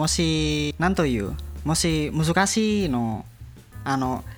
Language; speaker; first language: Japanese; non-native, learner; Indonesian